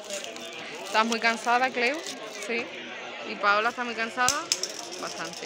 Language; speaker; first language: Spanish; native; Spanish